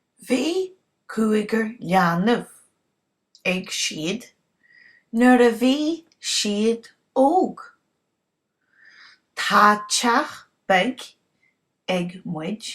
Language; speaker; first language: Irish; non-native, local second language; English